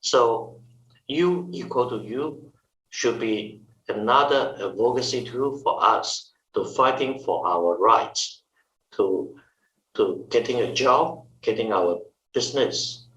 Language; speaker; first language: English; non-native, fluent; Chinese